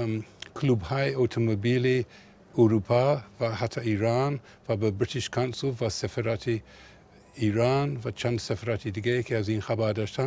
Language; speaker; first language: Persian; non-native, fluent; English